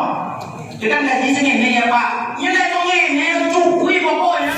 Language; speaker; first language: Indonesian; non-native, local second language; Minangkabau